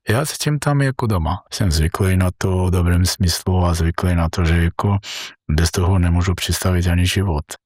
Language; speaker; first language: Czech; non-native, fluent; Georgian